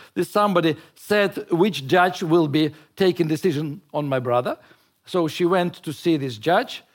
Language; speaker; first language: English; non-native, fluent; Russian